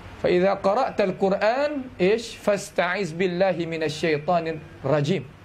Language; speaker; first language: Malay; native; Malay